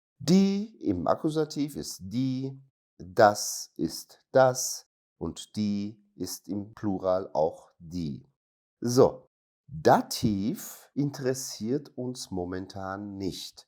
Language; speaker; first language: German; non-native, fluent; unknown